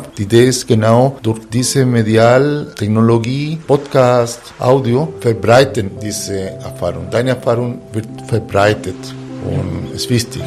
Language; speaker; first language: German; non-native, fluent; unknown